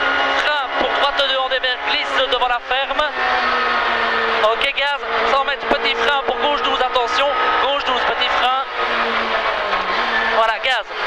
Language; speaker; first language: French; native; French